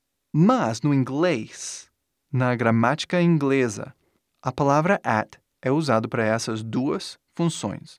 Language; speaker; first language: Portuguese; non-native, fluent; English